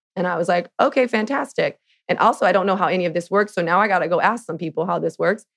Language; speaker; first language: English; native; English